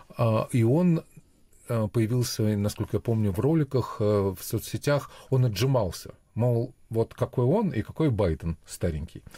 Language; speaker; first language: Russian; native; Russian